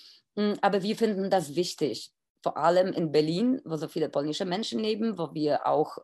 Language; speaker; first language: German; non-native, fluent; Polish